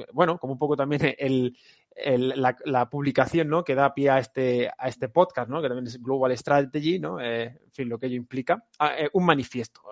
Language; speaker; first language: Spanish; native; Spanish